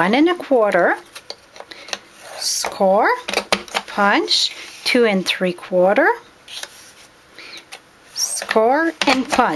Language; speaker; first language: English; non-native, fluent; French